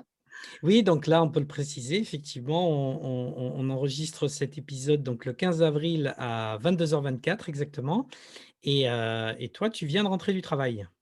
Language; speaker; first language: French; native; French